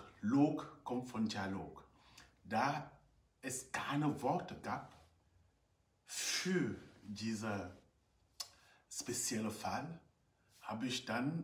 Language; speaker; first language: German; non-native, fluent; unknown